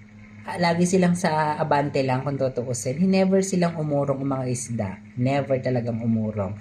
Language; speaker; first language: Filipino; native; Filipino